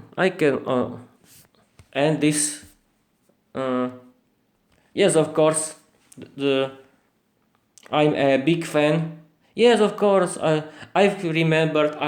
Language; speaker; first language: English; non-native, learner; Slovak